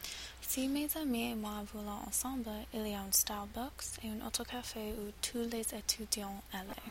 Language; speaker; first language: French; non-native, learner; English